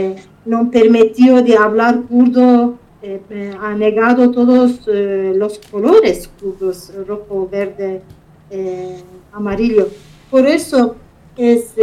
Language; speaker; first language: Spanish; non-native, fluent; Kurdish